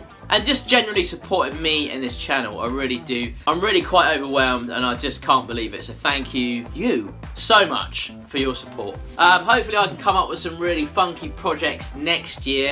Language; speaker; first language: English; native; English